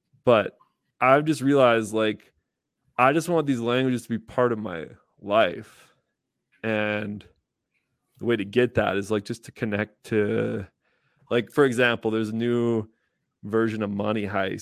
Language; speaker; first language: English; native; English